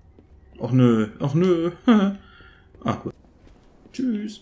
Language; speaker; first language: German; native; German